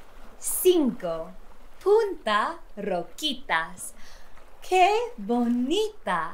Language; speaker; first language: Spanish; non-native, fluent; English